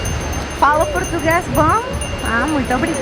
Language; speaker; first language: Portuguese; non-native, learner; Spanish